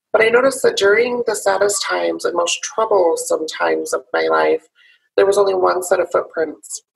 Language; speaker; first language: English; native; English